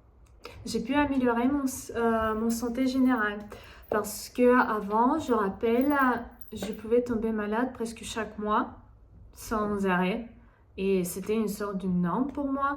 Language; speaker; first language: French; non-native, fluent; Russian